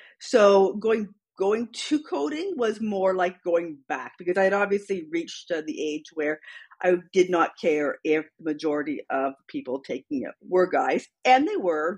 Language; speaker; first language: English; native; English